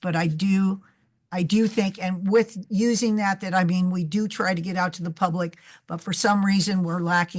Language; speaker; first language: English; native; English